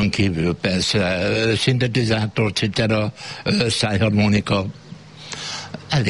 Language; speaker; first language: Hungarian; native; Hungarian